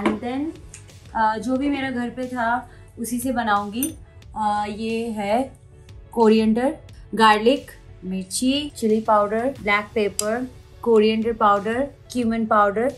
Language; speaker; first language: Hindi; non-native, local second language; Bangla